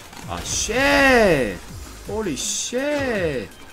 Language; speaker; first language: English; non-native, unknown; Korean